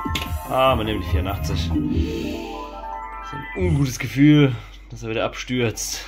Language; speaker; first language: German; native; German